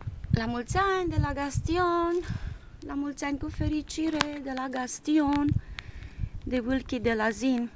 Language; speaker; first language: Romanian; early bilingual, other home language; Hungarian